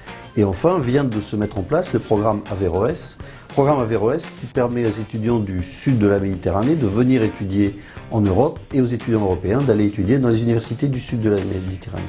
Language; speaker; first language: French; native; French